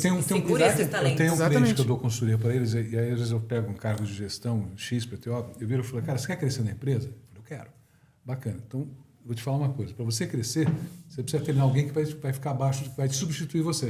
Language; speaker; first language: Portuguese; native; Portuguese